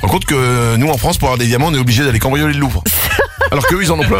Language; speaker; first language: French; native; French